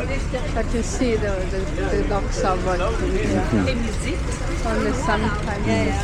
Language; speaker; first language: English; non-native, learner; German